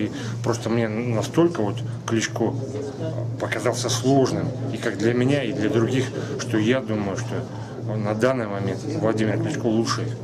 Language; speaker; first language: Russian; native; Russian